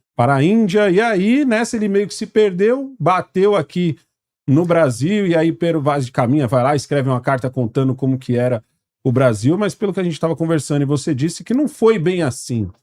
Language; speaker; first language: Portuguese; native; Portuguese